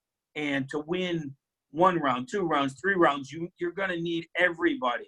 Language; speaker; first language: English; native; English